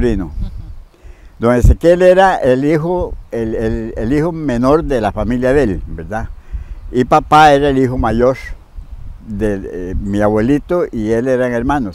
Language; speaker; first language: Spanish; native; Spanish